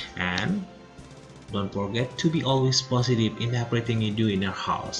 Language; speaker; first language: English; non-native, fluent; Indonesian